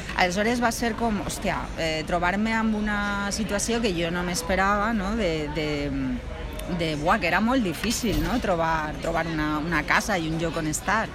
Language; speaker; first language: Catalan; non-native, local second language; Spanish